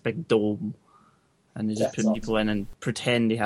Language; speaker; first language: English; native; English